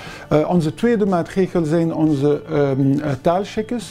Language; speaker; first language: Dutch; non-native, local second language; French